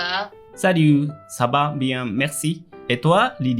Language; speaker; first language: French; non-native, learner; Japanese